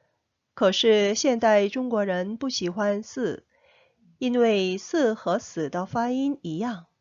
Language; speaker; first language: Chinese; non-native, fluent; Korean